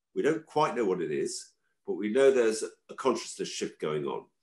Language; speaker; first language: English; native; English